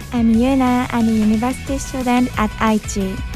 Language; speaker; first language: English; non-native, learner; Japanese